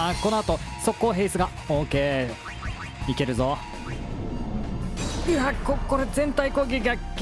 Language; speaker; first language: Japanese; native; Japanese